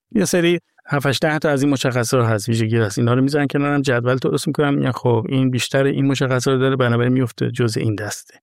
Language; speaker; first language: Persian; native; Persian